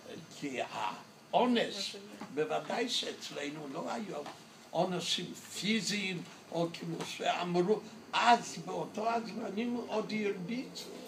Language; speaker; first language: Hebrew; non-native, fluent; Yiddish